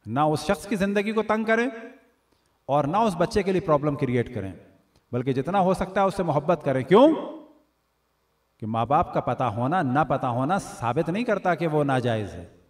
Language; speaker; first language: Urdu; native; Urdu